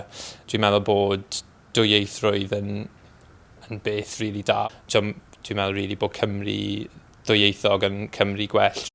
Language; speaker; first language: Welsh; non-native, local second language; English